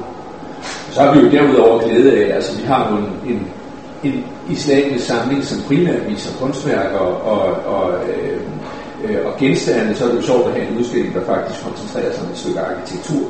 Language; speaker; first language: Danish; native; Danish